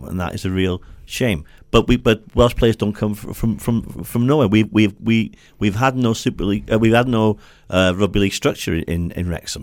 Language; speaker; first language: English; native; English